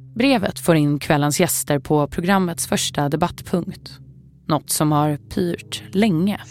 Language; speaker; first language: Swedish; native; Swedish